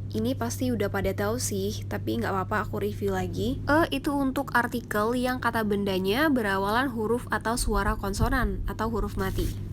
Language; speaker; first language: Indonesian; native; Indonesian